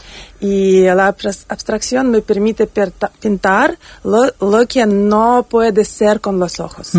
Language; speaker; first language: Spanish; non-native, fluent; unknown